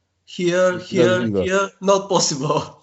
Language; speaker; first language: English; non-native, learner; Bulgarian